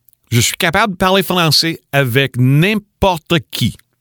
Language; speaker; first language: French; non-native, fluent; English